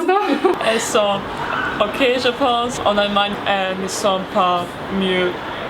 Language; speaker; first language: French; non-native, learner; German